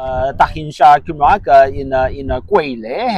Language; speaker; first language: Welsh; non-native, fluent; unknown